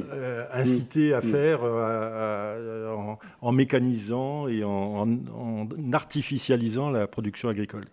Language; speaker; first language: French; native; French